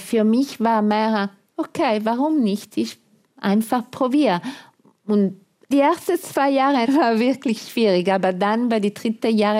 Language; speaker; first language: German; non-native, fluent; Italian